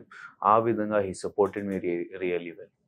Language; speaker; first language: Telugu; non-native, learner; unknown